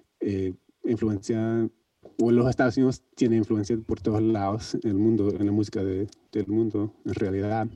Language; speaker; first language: Spanish; non-native, learner; English